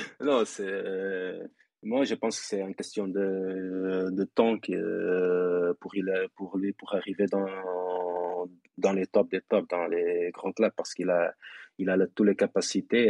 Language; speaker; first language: French; non-native, fluent; Portuguese